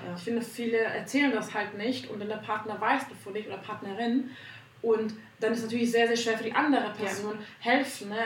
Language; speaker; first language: German; non-native, fluent; Hungarian